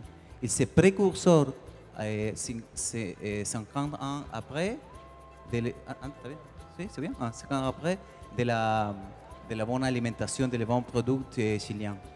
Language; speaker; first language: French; non-native, learner; Spanish